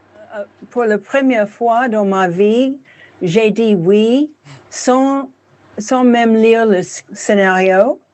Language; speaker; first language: French; non-native, fluent; English